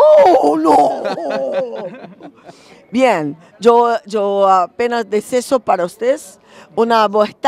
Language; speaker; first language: Spanish; non-native, learner; Portuguese